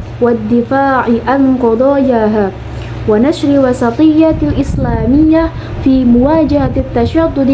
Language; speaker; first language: Arabic; non-native, learner; Indonesian